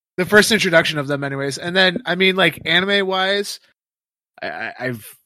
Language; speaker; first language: English; native; English